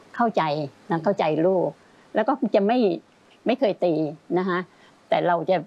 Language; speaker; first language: Thai; native; Thai